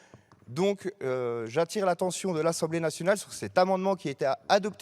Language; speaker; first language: French; native; French